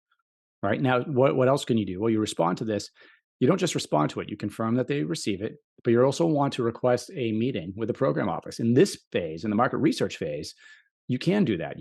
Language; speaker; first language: English; native; English